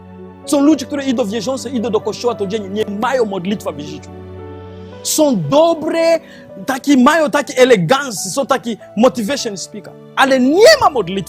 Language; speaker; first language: Polish; non-native, learner; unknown